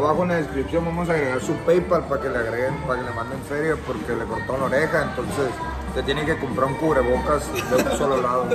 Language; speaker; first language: Spanish; native; Spanish